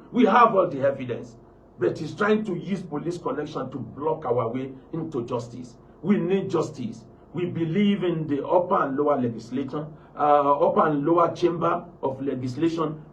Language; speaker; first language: English; non-native, local second language; Yoruba